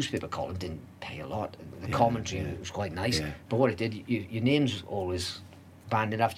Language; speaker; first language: English; native; English